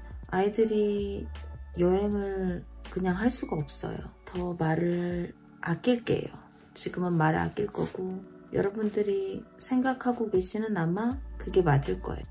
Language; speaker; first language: Korean; native; Korean